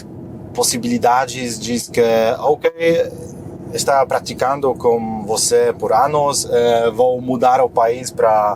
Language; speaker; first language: Portuguese; non-native, fluent; Polish